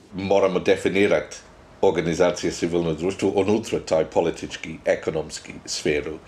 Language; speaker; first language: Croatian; non-native, fluent; English